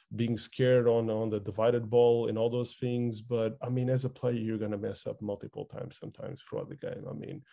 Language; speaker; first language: English; non-native, fluent; Portuguese